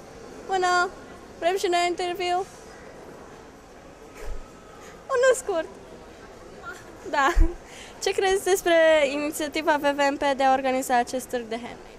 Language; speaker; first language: Romanian; native; Romanian